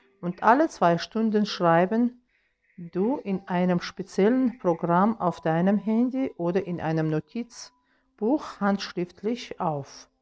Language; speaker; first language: German; non-native, fluent; Russian